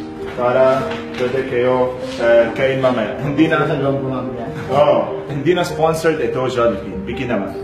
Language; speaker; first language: Filipino; non-native, learner; Arabic